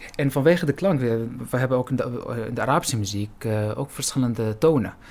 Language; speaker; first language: Dutch; non-native, fluent; Arabic